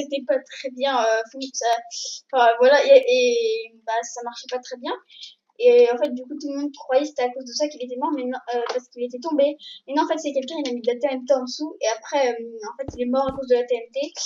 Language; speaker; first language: French; native; French